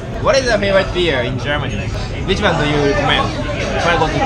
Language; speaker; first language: English; non-native, learner; Japanese